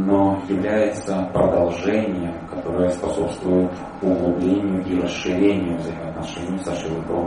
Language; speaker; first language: Russian; native; Russian